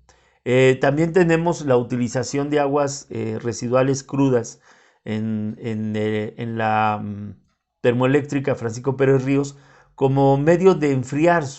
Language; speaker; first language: Spanish; native; Spanish